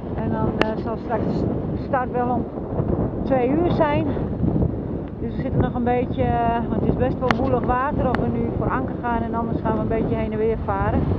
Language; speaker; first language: Dutch; non-native, local second language; Western Frisian